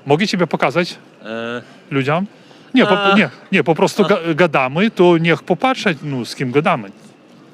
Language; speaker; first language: Polish; non-native, learner; Belarusian